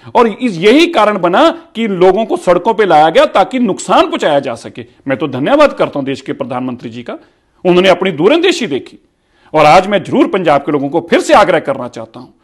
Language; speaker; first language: Hindi; non-native, local second language; Punjabi